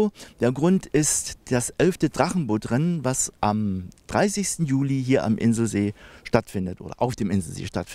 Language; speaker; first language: German; native; German